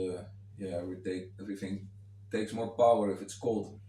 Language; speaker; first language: English; non-native, fluent; Dutch